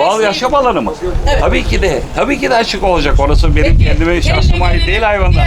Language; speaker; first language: Turkish; native; Turkish